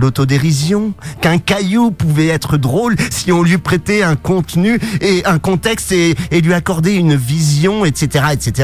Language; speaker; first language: French; native; French